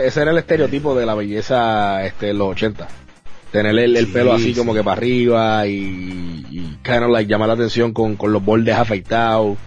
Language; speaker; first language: Spanish; native; Spanish